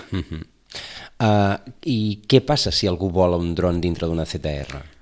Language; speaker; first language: Catalan; native; Catalan